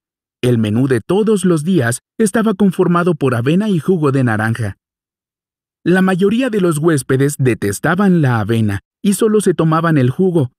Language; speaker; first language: Spanish; native; Spanish